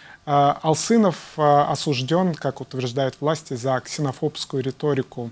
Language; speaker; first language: Russian; native; Russian